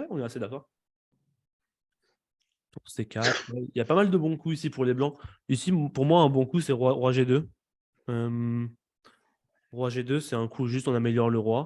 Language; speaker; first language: French; native; French